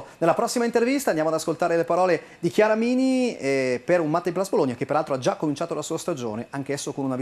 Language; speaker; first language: Italian; native; Italian